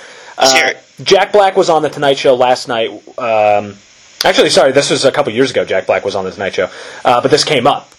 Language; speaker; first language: English; native; English